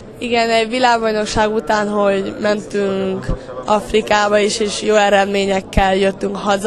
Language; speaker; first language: Hungarian; early bilingual, heritage; Hungarian